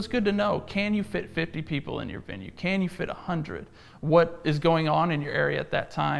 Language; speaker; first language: English; native; English